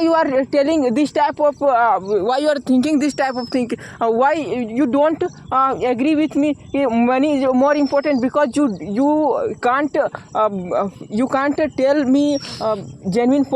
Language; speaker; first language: English; non-native, learner; Hindi